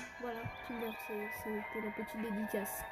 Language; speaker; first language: French; native; French